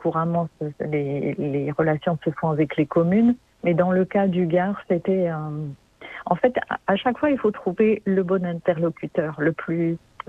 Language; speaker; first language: French; native; French